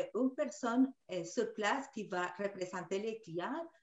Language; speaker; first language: French; non-native, fluent; Spanish